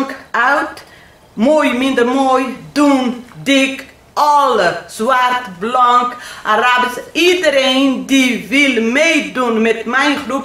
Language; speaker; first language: Dutch; non-native, learner; Portuguese